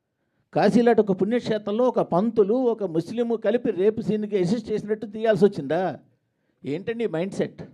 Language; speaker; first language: Telugu; native; Telugu